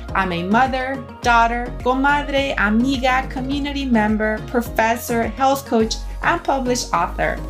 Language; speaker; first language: English; early bilingual, other home language; Spanish